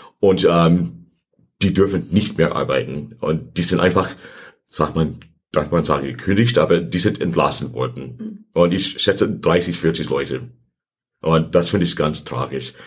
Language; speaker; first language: German; non-native, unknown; English